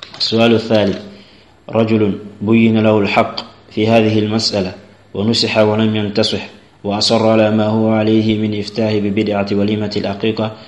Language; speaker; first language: Arabic; non-native, fluent; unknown